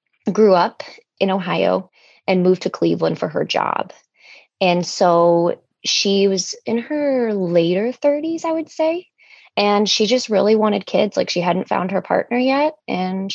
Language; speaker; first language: English; native; English